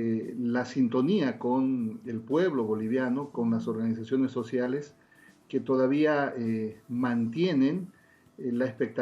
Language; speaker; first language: Spanish; native; Spanish